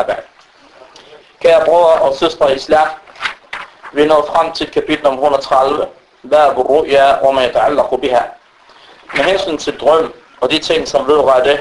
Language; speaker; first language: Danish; non-native, fluent; Arabic